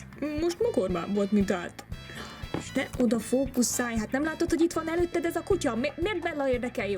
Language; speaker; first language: Hungarian; native; Hungarian